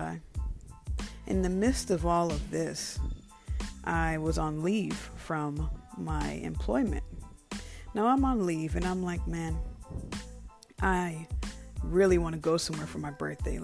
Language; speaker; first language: English; native; English